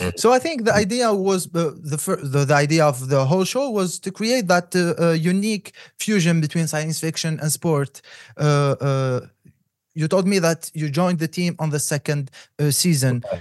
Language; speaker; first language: English; non-native, fluent; Arabic